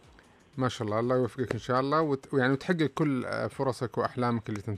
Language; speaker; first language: Arabic; native; Arabic